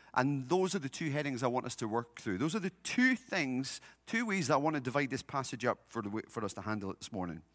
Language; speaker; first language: English; native; English